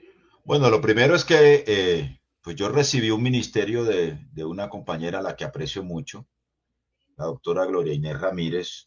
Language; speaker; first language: Spanish; native; Spanish